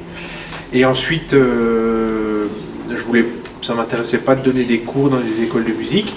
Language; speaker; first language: French; native; French